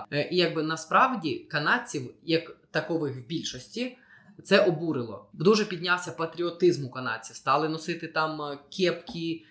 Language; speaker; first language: Ukrainian; non-native, local second language; Russian